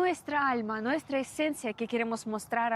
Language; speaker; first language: Spanish; non-native, fluent; Russian